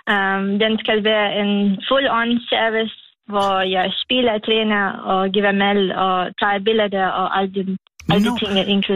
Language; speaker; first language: Danish; non-native, learner; Lithuanian